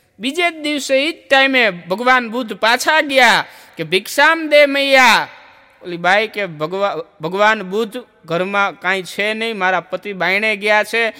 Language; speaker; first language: Gujarati; native; Gujarati